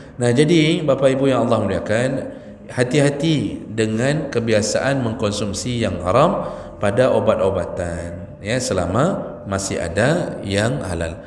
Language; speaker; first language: Malay; native; Malay